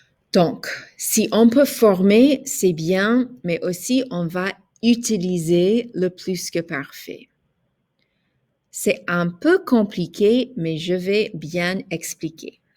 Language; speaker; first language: French; non-native, fluent; English